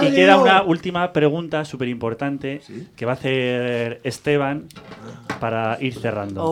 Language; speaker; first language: Spanish; native; Spanish